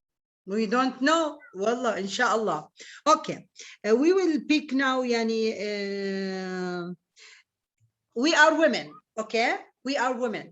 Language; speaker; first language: English; non-native, learner; Arabic